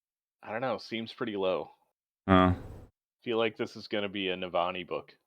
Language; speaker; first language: English; native; English